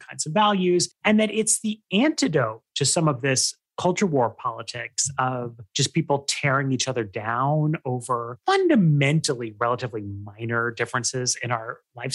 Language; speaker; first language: English; native; English